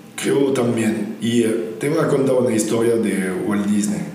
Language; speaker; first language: Spanish; non-native, fluent; French